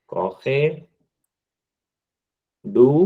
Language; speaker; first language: German; non-native, fluent; Hindi